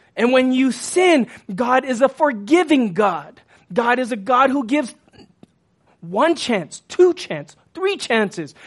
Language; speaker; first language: English; native; English